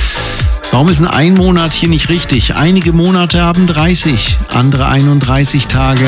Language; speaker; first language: German; native; German